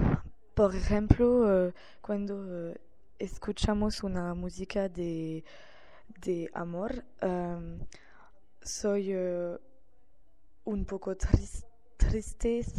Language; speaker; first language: Spanish; non-native, learner; French